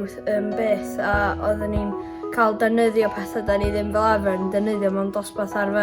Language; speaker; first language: Welsh; native; Welsh